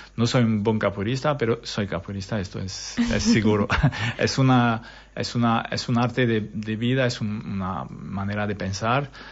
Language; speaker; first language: Spanish; non-native, fluent; French